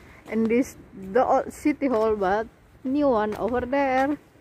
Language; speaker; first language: English; non-native, learner; Indonesian